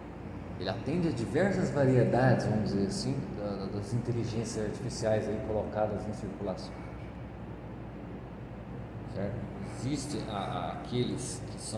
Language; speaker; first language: Portuguese; native; Portuguese